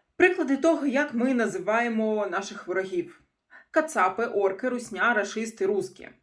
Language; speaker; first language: Ukrainian; non-native, local second language; Russian